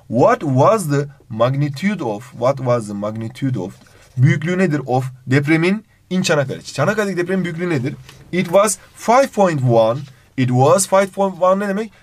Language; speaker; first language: English; non-native, fluent; Turkish